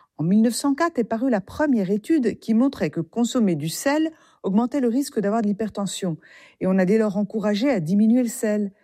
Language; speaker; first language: French; native; French